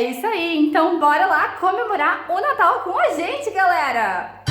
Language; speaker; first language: Portuguese; native; Portuguese